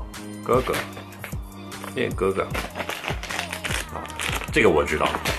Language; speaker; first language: Chinese; non-native, fluent; English